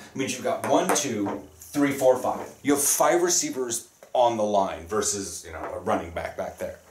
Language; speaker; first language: English; native; English